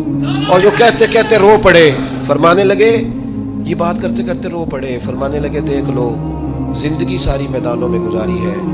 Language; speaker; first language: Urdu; non-native, local second language; Punjabi